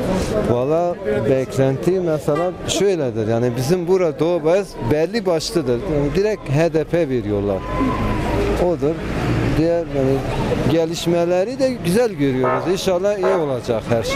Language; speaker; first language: Turkish; non-native, local second language; Kurdish